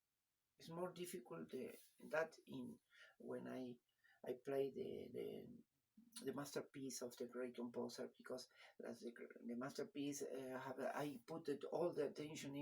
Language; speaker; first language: English; non-native, learner; Spanish